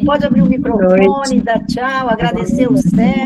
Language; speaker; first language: Portuguese; native; Portuguese